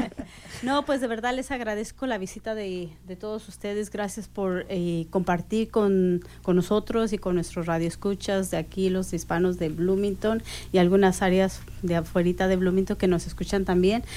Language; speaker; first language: Spanish; native; Spanish